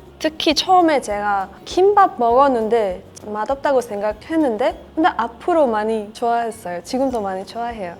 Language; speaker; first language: Korean; non-native, learner; Persian